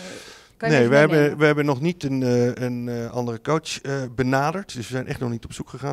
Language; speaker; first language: Dutch; native; Dutch